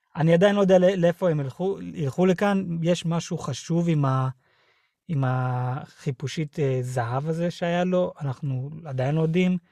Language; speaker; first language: Hebrew; early bilingual, other home language; English